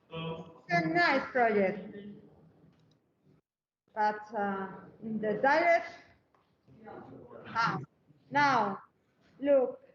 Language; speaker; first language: English; non-native, learner; Spanish